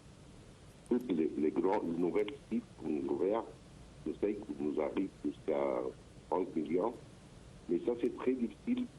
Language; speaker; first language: French; non-native, learner; Arabic